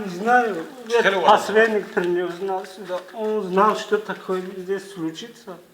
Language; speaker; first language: Russian; non-native, learner; Tajik